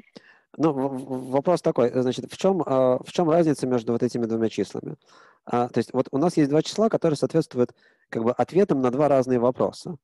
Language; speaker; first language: Russian; native; Russian